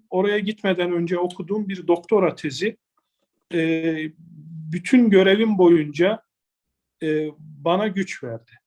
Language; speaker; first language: Turkish; native; Turkish